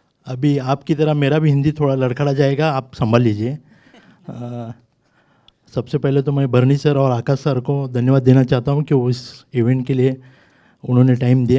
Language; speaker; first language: Hindi; non-native, local second language; Telugu